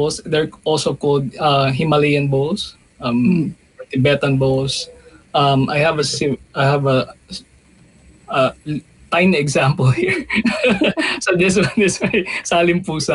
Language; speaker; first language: English; non-native, local second language; Filipino